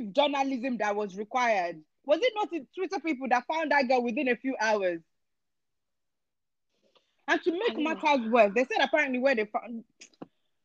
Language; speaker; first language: English; non-native, local second language; Yoruba